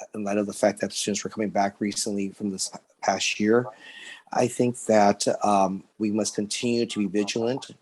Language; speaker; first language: English; early bilingual, other home language; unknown